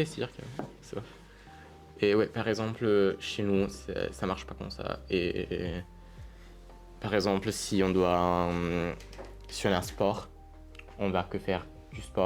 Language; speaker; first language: French; non-native, learner; Italian